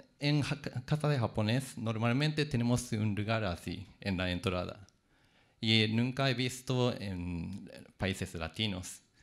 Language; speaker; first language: Spanish; non-native, fluent; Japanese